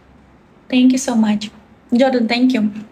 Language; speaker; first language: English; non-native, learner; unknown